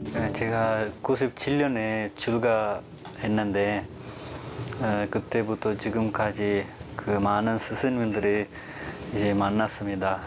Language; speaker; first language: Korean; non-native, fluent; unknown